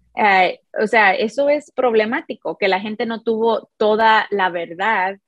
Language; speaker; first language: Spanish; early bilingual, heritage; Spanish